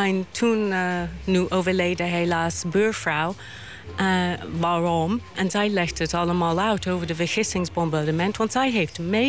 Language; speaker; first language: Dutch; non-native, fluent; Cantonese